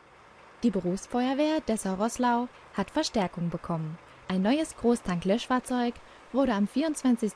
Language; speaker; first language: German; native; German